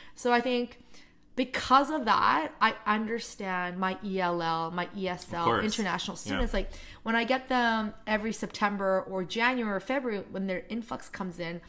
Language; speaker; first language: English; non-native, fluent; Korean